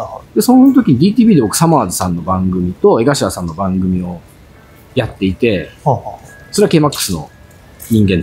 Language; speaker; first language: Japanese; native; Japanese